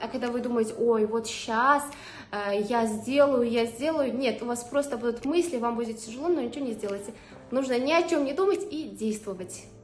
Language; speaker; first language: Russian; non-native, local second language; Uzbek